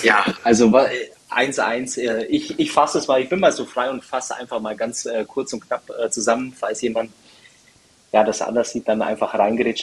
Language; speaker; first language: German; native; German